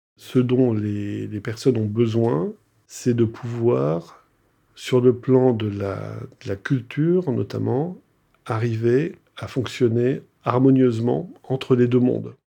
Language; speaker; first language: French; native; French